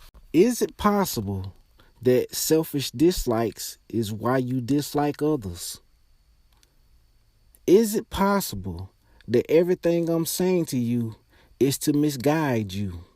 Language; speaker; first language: English; native; English